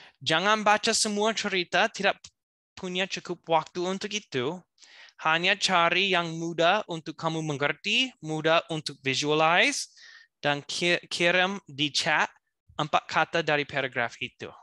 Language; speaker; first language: Indonesian; non-native, fluent; English